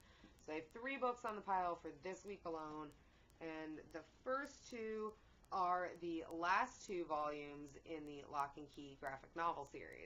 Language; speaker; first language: English; native; English